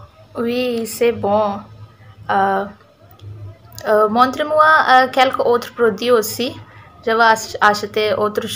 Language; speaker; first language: French; non-native, learner; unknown